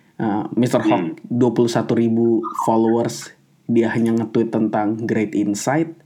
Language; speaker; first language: Indonesian; native; Indonesian